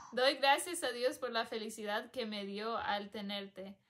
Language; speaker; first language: Spanish; early bilingual, other home language; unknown